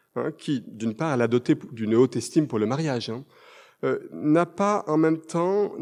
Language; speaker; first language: French; native; French